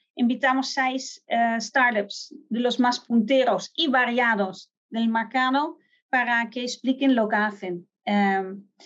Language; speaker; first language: Spanish; non-native, fluent; Dutch